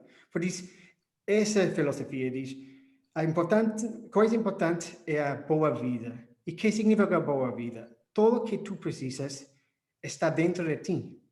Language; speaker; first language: Portuguese; non-native, fluent; English